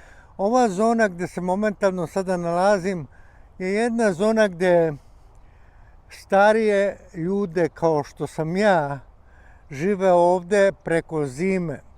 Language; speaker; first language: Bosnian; non-native, local second language; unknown